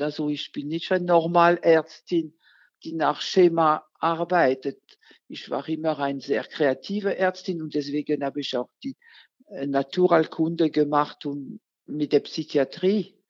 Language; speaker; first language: German; non-native, fluent; French